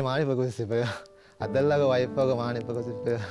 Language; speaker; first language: Korean; non-native, learner; Sinhala